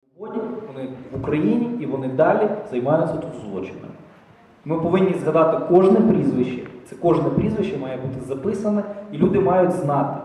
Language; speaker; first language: Ukrainian; native; Ukrainian